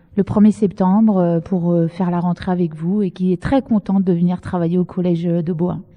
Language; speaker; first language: French; native; French